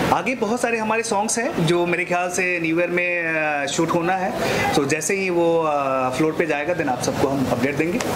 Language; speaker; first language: Hindi; native; Hindi